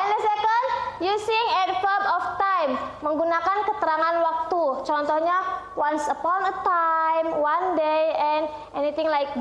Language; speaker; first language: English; non-native, learner; Indonesian